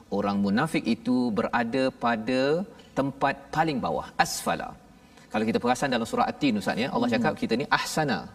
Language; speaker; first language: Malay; native; Malay